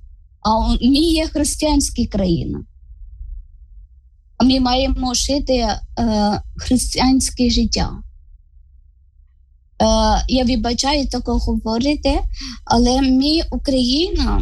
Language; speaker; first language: Ukrainian; non-native, learner; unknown